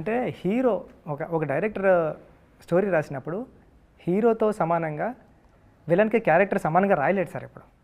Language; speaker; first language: Telugu; native; Telugu